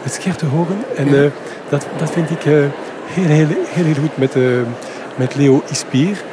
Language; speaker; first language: Dutch; non-native, fluent; French